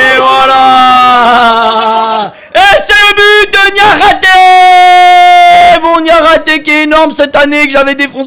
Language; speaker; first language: French; native; French